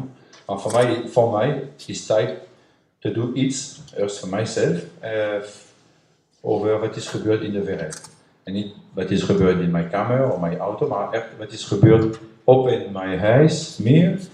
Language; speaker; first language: Dutch; non-native, learner; French